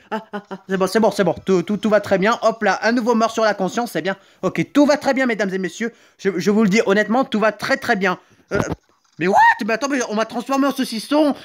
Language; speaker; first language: French; native; French